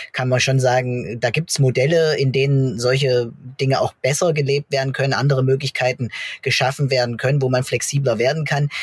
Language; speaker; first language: German; native; German